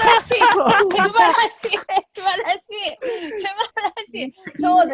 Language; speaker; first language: Japanese; non-native, fluent; Indonesian